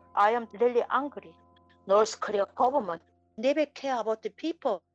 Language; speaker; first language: English; non-native, learner; Korean